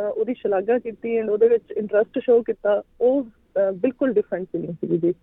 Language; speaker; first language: Punjabi; native; Punjabi